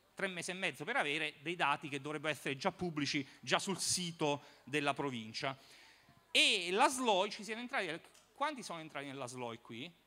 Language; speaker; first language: Italian; native; Italian